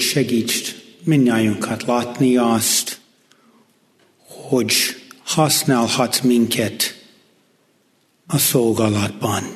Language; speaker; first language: Hungarian; non-native, fluent; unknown